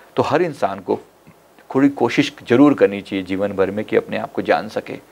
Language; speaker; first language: Hindi; native; Hindi